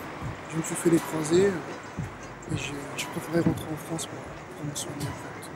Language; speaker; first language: French; early bilingual, other home language; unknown